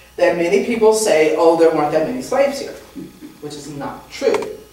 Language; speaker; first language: English; native; English